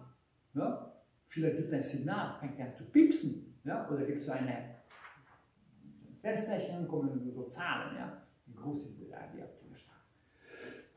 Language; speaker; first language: German; non-native, fluent; Hungarian